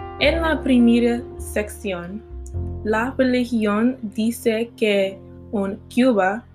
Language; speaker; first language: Spanish; non-native, learner; English